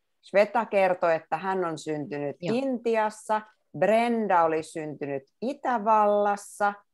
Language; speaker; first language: Finnish; native; Finnish